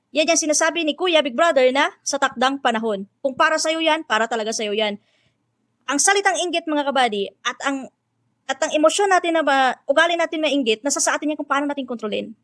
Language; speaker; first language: Filipino; non-native, local second language; Hiligaynon